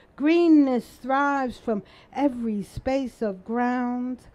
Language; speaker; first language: English; early bilingual, other home language; Spanish